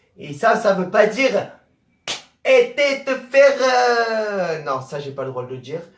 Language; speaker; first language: French; native; French